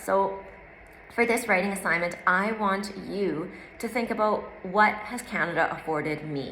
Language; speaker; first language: English; native; English